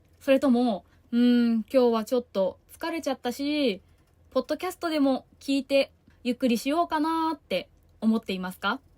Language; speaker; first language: Japanese; native; Japanese